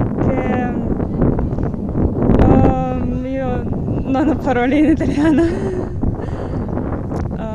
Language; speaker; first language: Italian; non-native, learner; Ukrainian